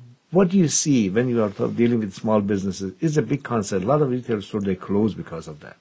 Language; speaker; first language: English; non-native, fluent; Persian